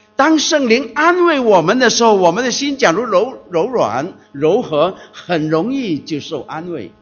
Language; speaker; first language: Chinese; non-native, local second language; Cantonese